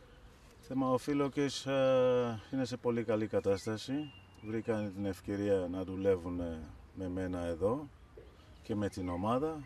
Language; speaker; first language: Greek; non-native, learner; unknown